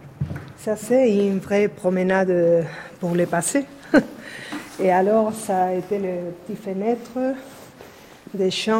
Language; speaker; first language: French; non-native, fluent; Spanish